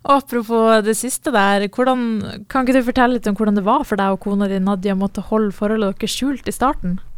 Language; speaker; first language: Norwegian; native; Norwegian